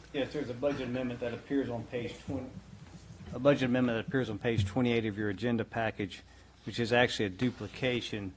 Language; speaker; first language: English; native; English